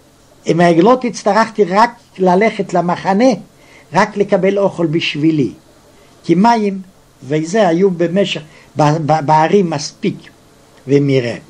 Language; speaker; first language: Hebrew; non-native, fluent; Yiddish